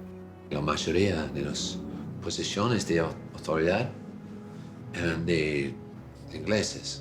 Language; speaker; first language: Spanish; non-native, fluent; English